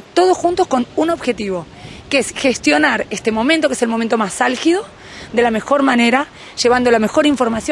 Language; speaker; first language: Spanish; native; Spanish